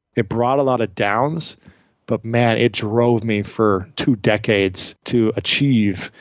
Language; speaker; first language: English; native; English